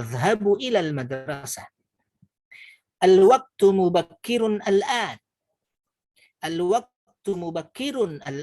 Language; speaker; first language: Arabic; non-native, fluent; Indonesian